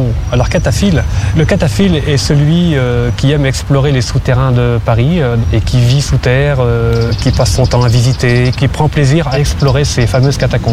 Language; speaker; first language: French; native; French